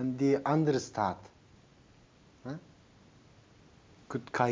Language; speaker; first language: Dutch; non-native, learner; Turkish